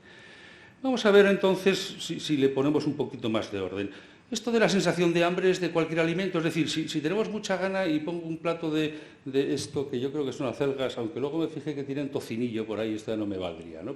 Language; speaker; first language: Spanish; native; Spanish